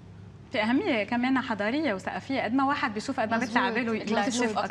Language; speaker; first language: Arabic; native; Arabic